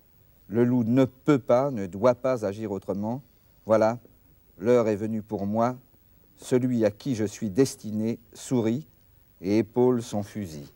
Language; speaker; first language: French; native; French